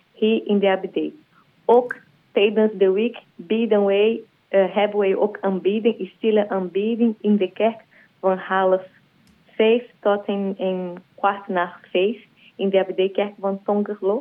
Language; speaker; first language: Dutch; non-native, learner; Portuguese